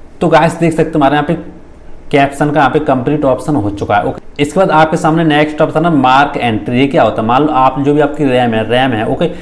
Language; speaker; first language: Hindi; native; Hindi